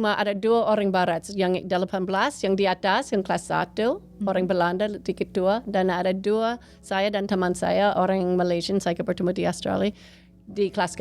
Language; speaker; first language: Indonesian; non-native, fluent; English